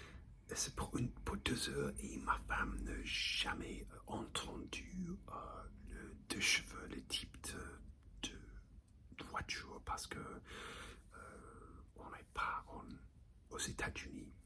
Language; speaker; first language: French; non-native, learner; English